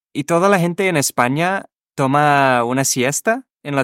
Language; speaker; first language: Spanish; non-native, fluent; English